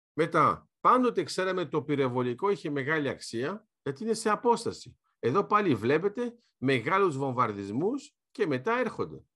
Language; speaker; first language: Greek; early bilingual, heritage; Greek